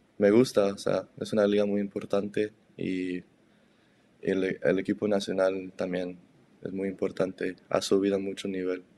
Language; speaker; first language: Spanish; early bilingual, heritage; Spanish